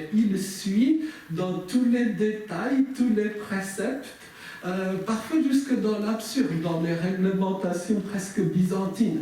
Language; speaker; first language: French; native; French